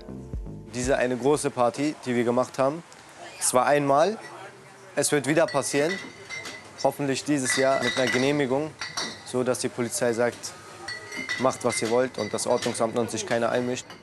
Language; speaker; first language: German; early bilingual, other home language; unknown